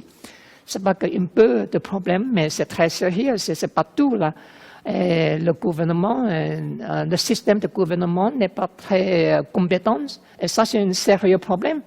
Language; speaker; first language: French; non-native, fluent; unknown